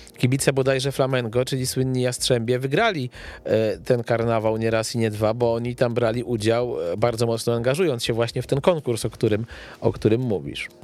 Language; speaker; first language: Polish; native; Polish